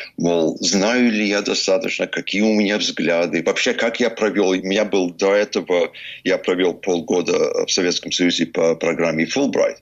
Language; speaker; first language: Russian; early bilingual, heritage; Russian